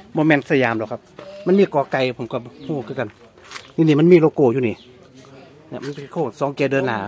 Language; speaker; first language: Thai; non-native, local second language; Northeastern Thai